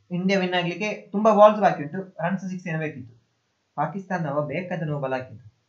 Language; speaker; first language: Kannada; non-native, local second language; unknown